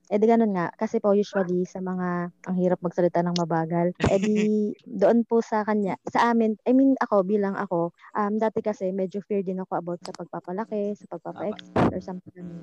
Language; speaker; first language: Filipino; native; Filipino